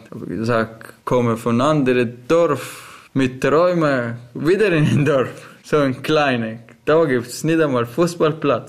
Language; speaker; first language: German; non-native, learner; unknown